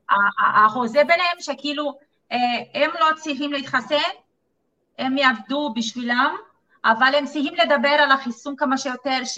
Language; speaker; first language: Hebrew; non-native, fluent; Portuguese